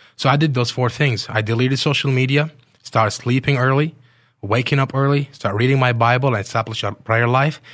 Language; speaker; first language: English; non-native, fluent; Arabic